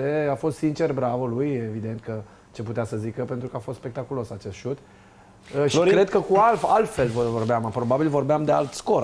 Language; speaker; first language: Romanian; native; Romanian